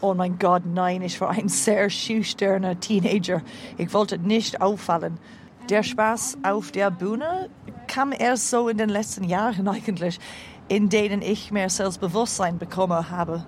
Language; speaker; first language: German; non-native, learner; English